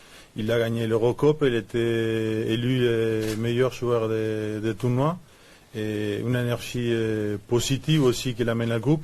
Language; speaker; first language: French; non-native, fluent; Spanish